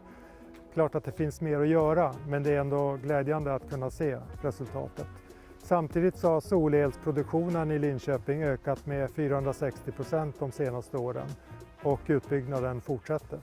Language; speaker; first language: Swedish; native; Swedish